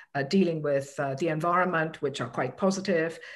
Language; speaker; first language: English; non-native, local second language; Cantonese